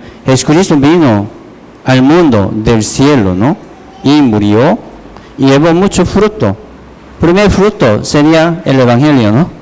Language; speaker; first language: Spanish; non-native, learner; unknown